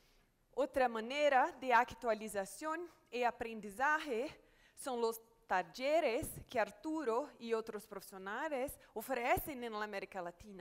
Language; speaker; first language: Spanish; non-native, fluent; Portuguese